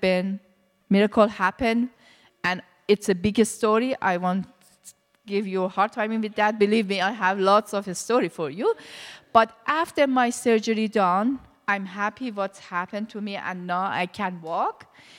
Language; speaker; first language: English; non-native, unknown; Persian